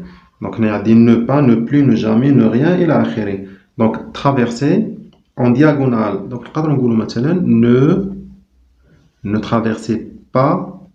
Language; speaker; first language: French; non-native, local second language; Arabic